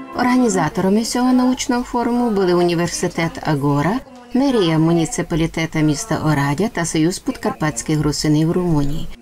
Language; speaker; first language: Ukrainian; native; Ukrainian